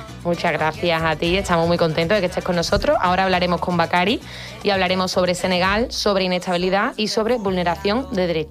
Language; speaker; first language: Spanish; native; Spanish